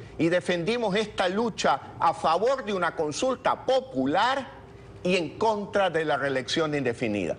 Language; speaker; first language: Spanish; native; Spanish